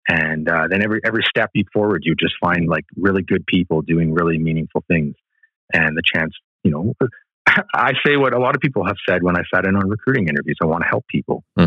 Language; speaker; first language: English; native; English